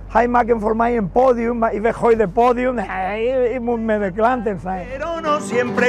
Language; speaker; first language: Dutch; non-native, learner; Spanish